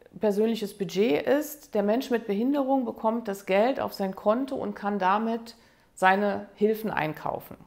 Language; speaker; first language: German; native; German